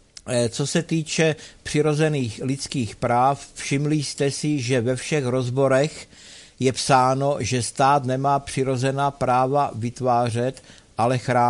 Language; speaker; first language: Czech; native; Czech